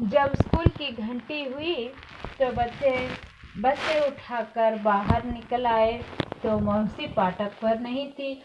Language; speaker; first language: Hindi; non-native, local second language; Kannada